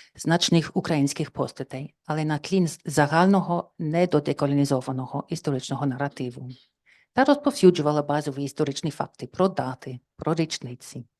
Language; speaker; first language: Ukrainian; non-native, fluent; English